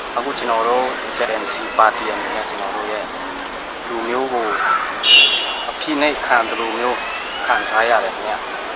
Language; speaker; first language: Burmese; non-native, local second language; Tedim Chin